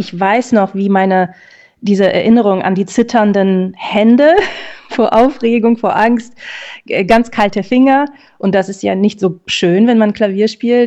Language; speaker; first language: German; non-native, fluent; Russian